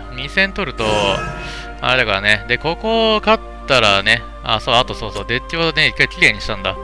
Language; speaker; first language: Japanese; native; Japanese